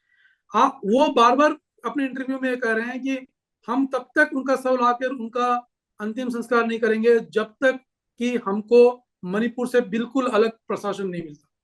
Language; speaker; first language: Hindi; native; Hindi